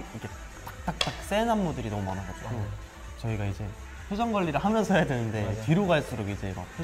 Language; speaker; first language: Korean; native; Korean